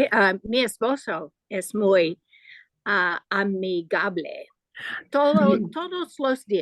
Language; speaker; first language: Spanish; non-native, learner; English